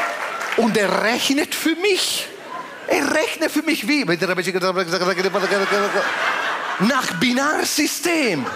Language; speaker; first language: German; non-native, fluent; Italian